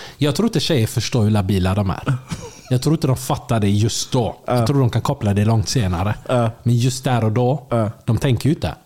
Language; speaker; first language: Swedish; early bilingual, other home language; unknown